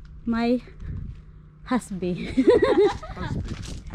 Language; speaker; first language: English; non-native, local second language; Cebuano